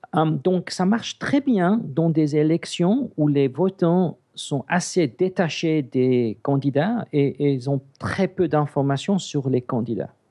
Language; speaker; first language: French; non-native, fluent; Greek